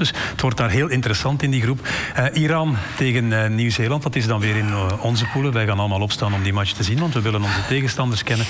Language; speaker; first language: Dutch; native; Dutch